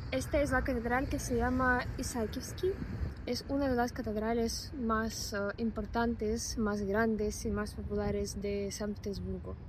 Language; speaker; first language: Spanish; non-native, fluent; Russian